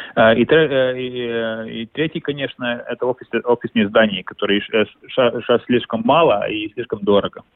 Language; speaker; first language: Russian; non-native, local second language; Latvian